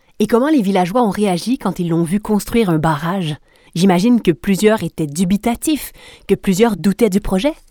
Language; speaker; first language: French; native; French